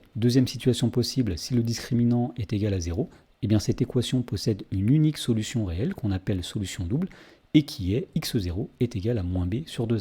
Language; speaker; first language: French; native; French